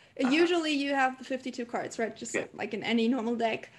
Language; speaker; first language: English; early bilingual, other home language; German